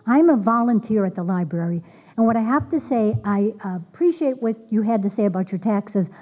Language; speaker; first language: English; native; English